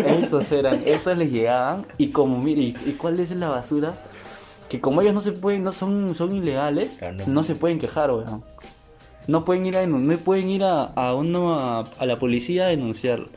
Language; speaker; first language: Spanish; native; Spanish